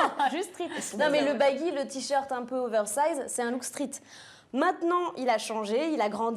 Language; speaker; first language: French; native; French